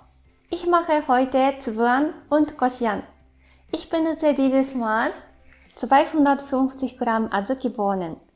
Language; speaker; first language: German; non-native, fluent; Japanese